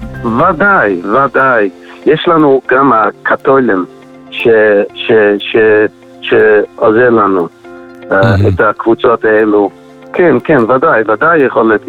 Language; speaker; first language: Hebrew; non-native, fluent; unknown